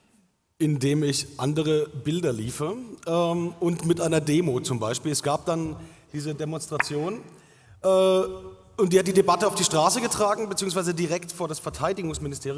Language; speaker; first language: German; native; German